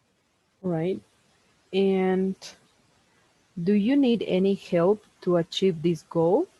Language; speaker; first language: English; non-native, fluent; Spanish